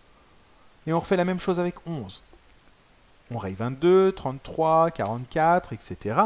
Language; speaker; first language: French; native; French